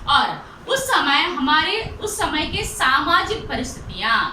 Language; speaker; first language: Hindi; non-native, local second language; Telugu